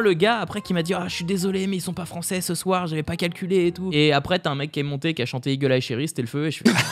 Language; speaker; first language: French; native; French